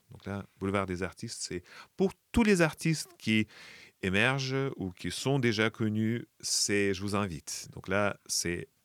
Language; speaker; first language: French; non-native, fluent; Russian